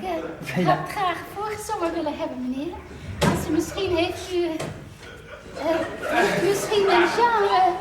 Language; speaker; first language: Dutch; native; Dutch